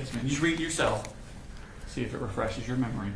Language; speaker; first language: English; native; English